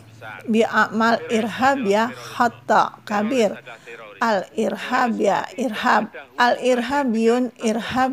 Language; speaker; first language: Arabic; non-native, fluent; Indonesian